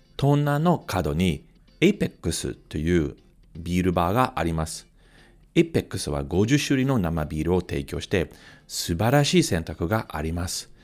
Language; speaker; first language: Japanese; non-native, fluent; English